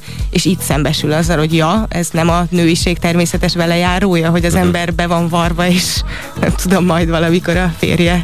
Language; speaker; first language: Hungarian; native; Hungarian